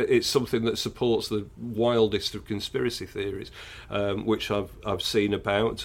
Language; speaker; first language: English; native; English